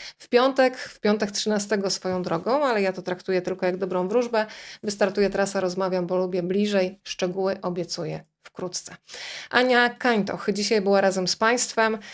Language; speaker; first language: Polish; native; Polish